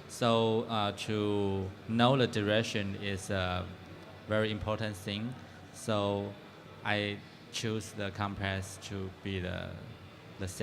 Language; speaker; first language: English; non-native, fluent; Chinese